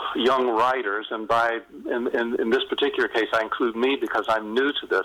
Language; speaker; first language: English; native; English